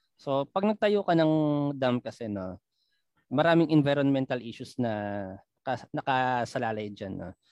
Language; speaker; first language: Filipino; non-native, local second language; Pampanga